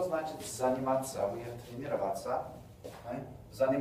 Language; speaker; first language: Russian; non-native, fluent; English